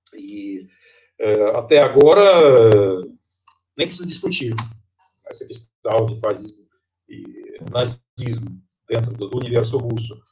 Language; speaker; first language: Portuguese; non-native, fluent; Russian